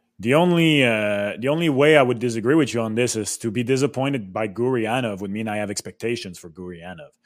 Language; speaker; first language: English; non-native, local second language; French